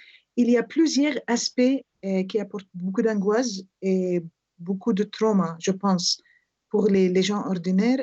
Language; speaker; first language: French; non-native, fluent; Arabic